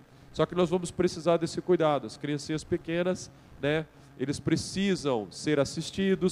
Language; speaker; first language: Portuguese; native; Portuguese